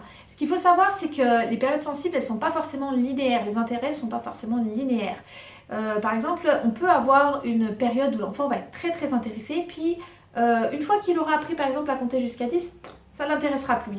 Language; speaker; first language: French; native; French